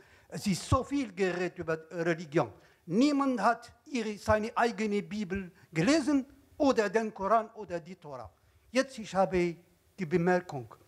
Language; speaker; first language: German; non-native, learner; Arabic